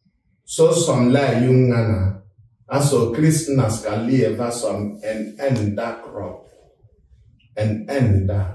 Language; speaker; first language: Swedish; non-native, fluent; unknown